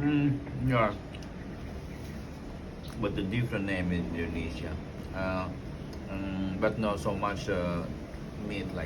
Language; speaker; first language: English; non-native, learner; Indonesian